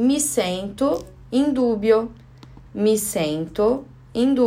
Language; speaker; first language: Italian; non-native, learner; Portuguese